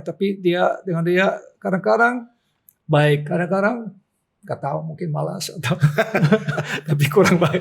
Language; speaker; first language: Indonesian; non-native, local second language; Dutch